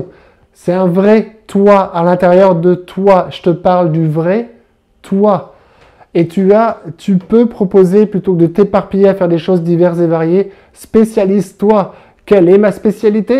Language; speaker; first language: French; native; French